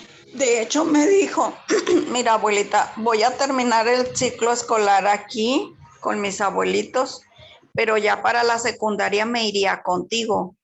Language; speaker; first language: Spanish; native; Spanish